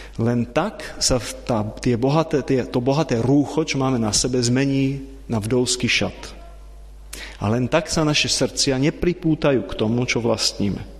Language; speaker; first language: Slovak; non-native, fluent; Czech